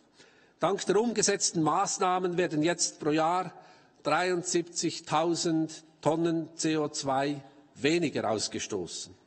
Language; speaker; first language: German; native; German